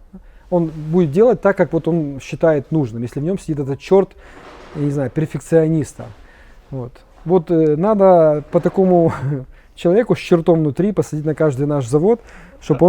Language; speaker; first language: Russian; native; Russian